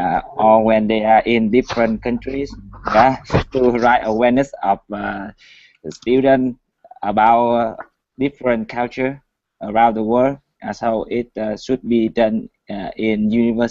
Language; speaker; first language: English; non-native, learner; Vietnamese